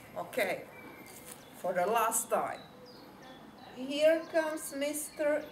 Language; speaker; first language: English; non-native, fluent; Czech